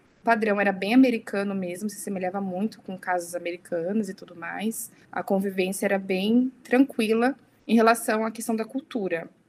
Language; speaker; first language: Portuguese; early bilingual, heritage; Portuguese